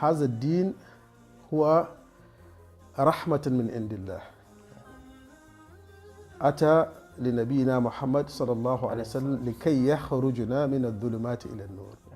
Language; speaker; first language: Arabic; non-native, fluent; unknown